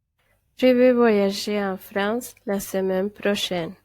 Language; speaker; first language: French; non-native, fluent; Spanish